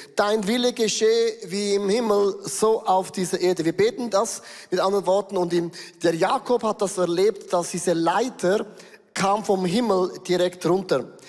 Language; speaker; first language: German; native; German